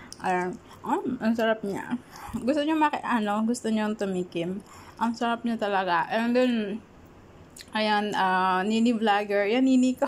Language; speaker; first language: Filipino; non-native, local second language; Bikol